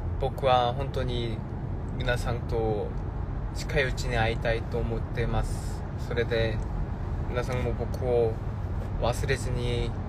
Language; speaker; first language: Japanese; non-native, fluent; Korean